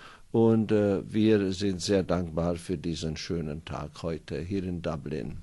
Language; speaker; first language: German; non-native, fluent; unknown